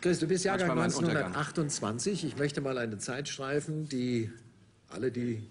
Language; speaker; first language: German; native; German